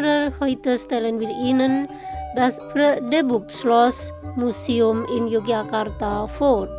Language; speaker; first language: German; non-native, fluent; Indonesian